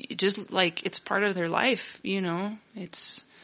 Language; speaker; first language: English; native; English